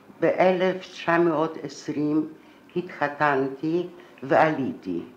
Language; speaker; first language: Hebrew; non-native, fluent; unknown